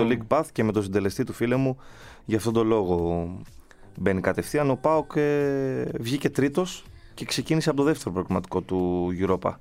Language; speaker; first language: Greek; native; Greek